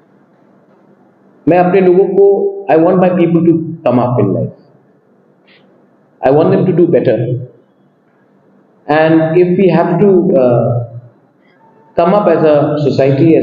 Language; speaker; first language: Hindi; non-native, local second language; Kok Borok